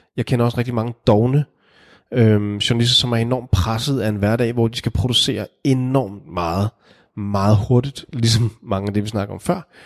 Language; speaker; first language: Danish; native; Danish